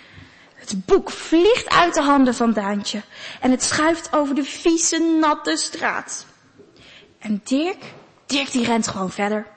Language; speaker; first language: Dutch; native; Dutch